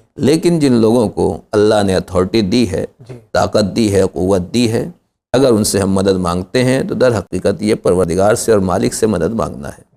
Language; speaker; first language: Urdu; native; Urdu